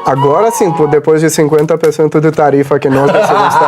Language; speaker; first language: Portuguese; non-native, fluent; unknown